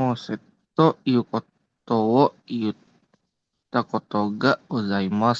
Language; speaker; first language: Japanese; non-native, learner; Indonesian